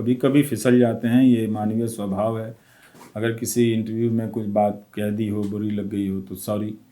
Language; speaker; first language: Hindi; non-native, local second language; Bhojpuri